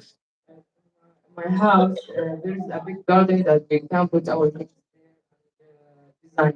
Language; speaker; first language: English; non-native, learner; Arabic